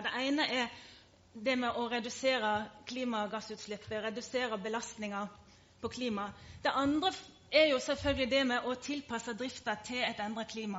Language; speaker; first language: Norwegian; native; Norwegian